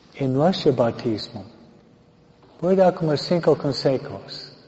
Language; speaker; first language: Spanish; non-native, fluent; English